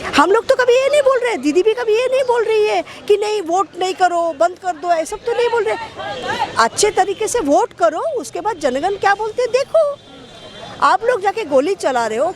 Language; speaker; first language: Hindi; non-native, local second language; Bangla